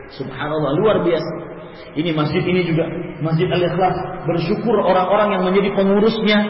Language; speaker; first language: Indonesian; native; Indonesian